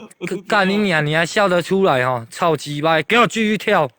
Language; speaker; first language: Chinese; native; Chinese